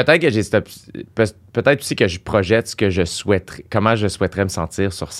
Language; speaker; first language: French; native; French